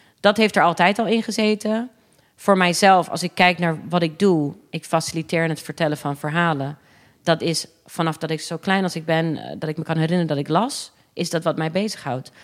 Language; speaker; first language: Dutch; early bilingual, other home language; English